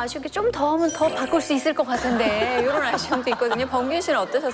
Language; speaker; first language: Korean; native; Korean